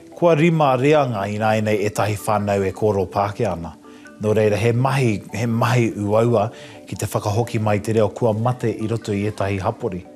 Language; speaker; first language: Māori; non-native, local second language; English